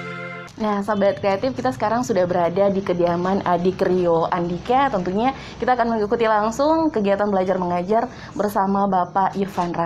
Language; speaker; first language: Indonesian; native; Indonesian